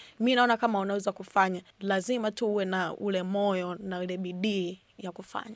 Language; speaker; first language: Swahili; native; Swahili